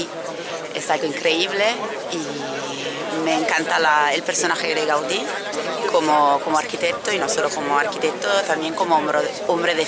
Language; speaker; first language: Spanish; non-native, fluent; Italian